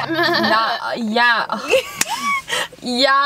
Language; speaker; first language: Korean; early bilingual, heritage; English